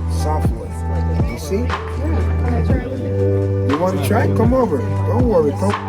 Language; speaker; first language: English; non-native, local second language; Spanish